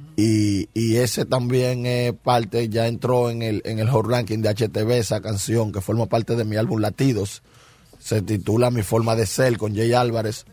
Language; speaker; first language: Spanish; native; Spanish